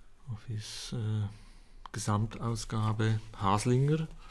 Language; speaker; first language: German; native; German